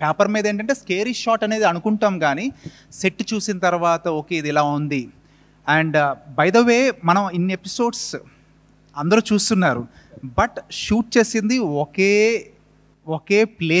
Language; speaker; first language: Telugu; native; Telugu